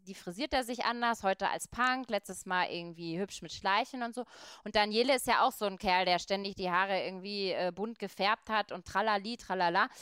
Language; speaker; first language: German; native; German